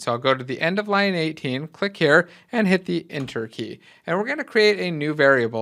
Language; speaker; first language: English; native; English